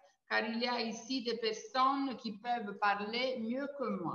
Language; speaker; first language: French; non-native, fluent; Italian